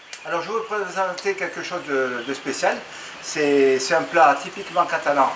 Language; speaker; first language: French; native; French